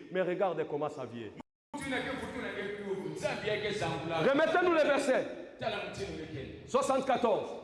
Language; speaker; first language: French; non-native, local second language; Lingala